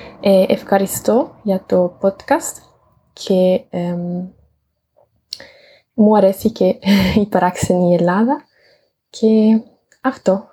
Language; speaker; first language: Greek; non-native, learner; Italian